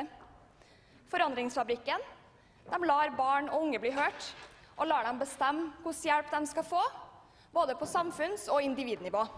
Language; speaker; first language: Norwegian; native; Norwegian